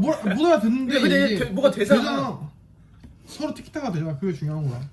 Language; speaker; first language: Korean; native; Korean